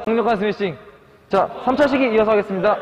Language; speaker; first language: Korean; native; Korean